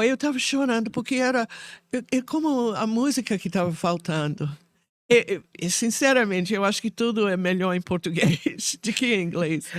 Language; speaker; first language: Portuguese; non-native, fluent; English